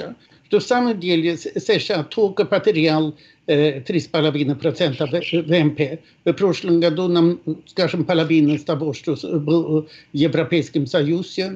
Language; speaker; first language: Russian; non-native, fluent; Swedish